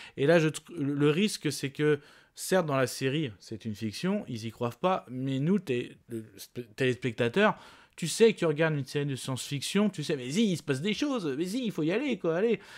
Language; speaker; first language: French; native; French